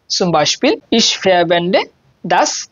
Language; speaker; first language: German; non-native, learner; Bangla